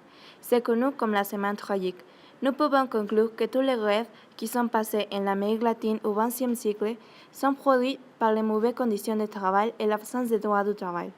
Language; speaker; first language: French; non-native, learner; Spanish